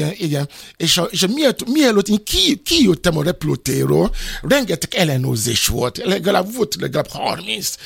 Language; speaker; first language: Hungarian; non-native, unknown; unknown